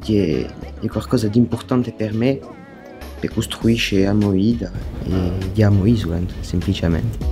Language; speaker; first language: Italian; non-native, learner; French